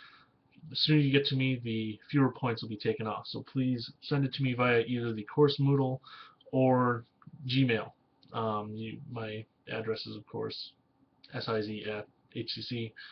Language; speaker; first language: English; native; English